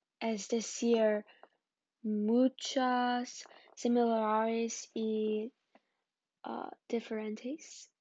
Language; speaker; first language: Spanish; non-native, learner; English